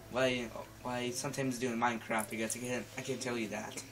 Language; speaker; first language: English; native; English